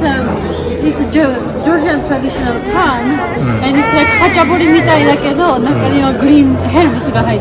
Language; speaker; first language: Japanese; non-native, learner; Georgian